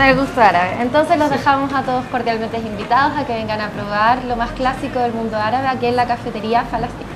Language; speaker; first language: Spanish; native; Spanish